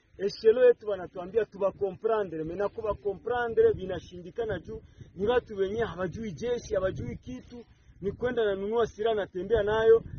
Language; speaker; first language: Swahili; non-native, local second language; Kinyarwanda